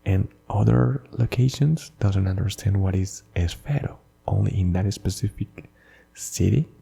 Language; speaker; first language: English; non-native, fluent; Spanish